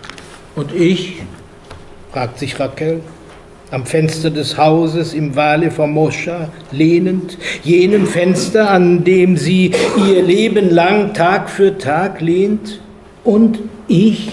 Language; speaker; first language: German; native; German